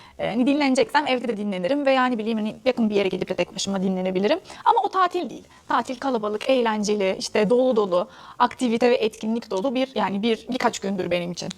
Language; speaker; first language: Turkish; non-native, fluent; Arabic